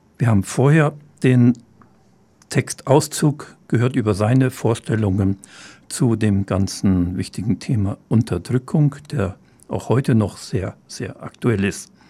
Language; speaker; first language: German; native; German